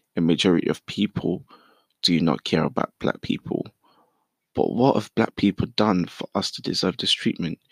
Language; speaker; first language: English; early bilingual, other home language; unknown